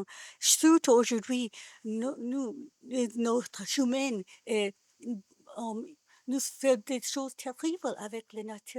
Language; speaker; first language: French; non-native, learner; Japanese